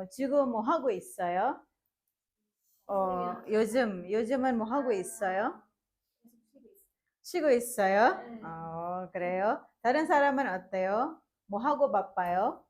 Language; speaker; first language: Korean; non-native, fluent; Indonesian